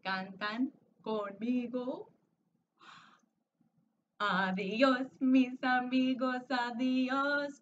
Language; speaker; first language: Spanish; non-native, fluent; English